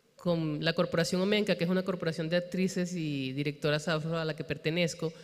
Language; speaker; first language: Spanish; native; Spanish